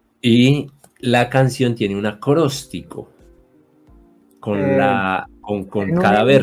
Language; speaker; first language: Spanish; native; Spanish